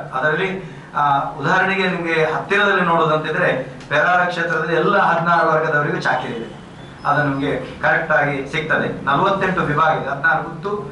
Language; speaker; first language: Kannada; non-native, local second language; Tulu